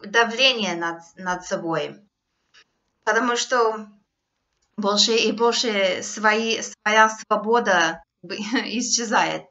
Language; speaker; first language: Russian; non-native, fluent; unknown